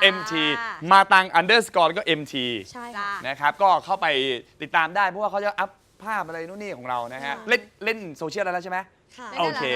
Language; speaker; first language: Thai; native; Thai